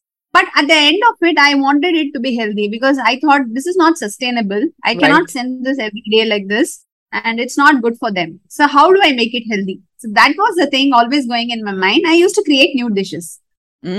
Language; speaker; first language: English; non-native, local second language; Tamil